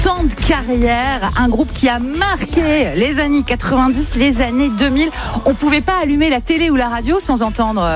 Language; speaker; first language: French; native; French